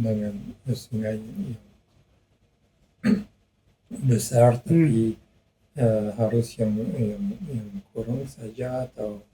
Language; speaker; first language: Indonesian; non-native, learner; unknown